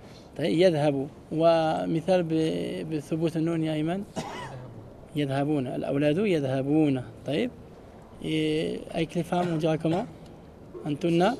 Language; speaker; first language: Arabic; early bilingual, heritage; Arabic